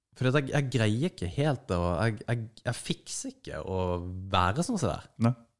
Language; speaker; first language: Norwegian; native; Norwegian